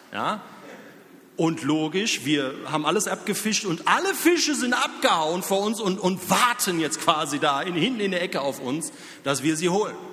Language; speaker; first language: German; native; German